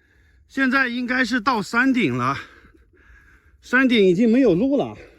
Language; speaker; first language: Chinese; native; Chinese